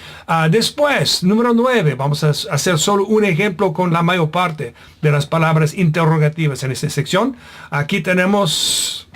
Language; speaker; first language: Spanish; non-native, fluent; English